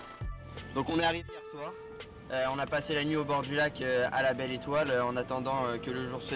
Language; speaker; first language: French; native; French